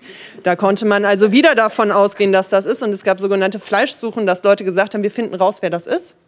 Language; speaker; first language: German; native; German